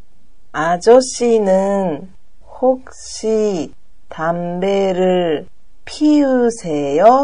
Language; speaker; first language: Korean; non-native, learner; Japanese